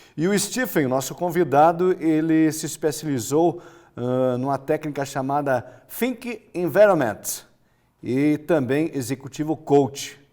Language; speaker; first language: Portuguese; native; Portuguese